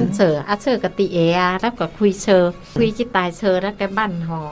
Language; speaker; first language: Min Nan Chinese; non-native, learner; Northeastern Thai